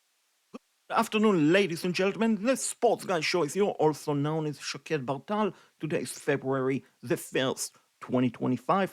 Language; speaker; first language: English; non-native, fluent; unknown